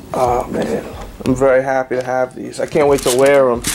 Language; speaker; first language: English; native; English